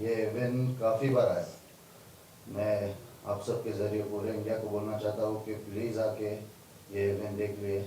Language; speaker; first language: Hindi; non-native, fluent; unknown